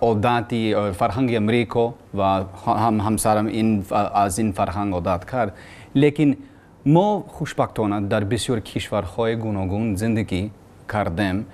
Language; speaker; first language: Persian; non-native, learner; English